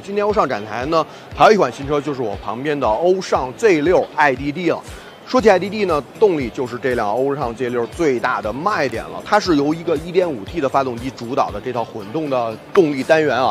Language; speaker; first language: Chinese; native; Chinese